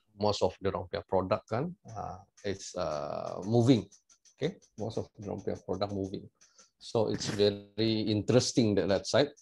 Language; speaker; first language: English; non-native, local second language; Malay